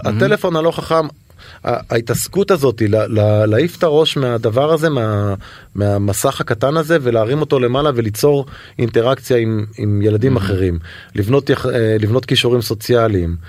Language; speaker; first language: Hebrew; native; Hebrew